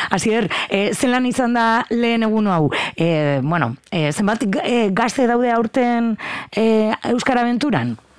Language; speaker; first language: Basque; native; Basque